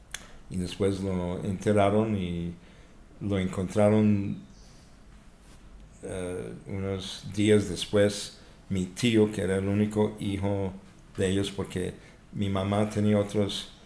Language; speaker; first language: Spanish; non-native, fluent; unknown